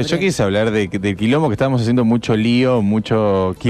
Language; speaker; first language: Spanish; native; Spanish